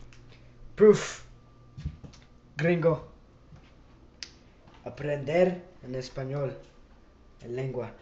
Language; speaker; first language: Spanish; non-native, learner; English